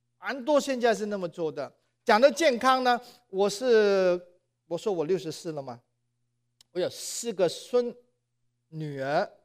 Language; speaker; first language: Chinese; non-native, local second language; Cantonese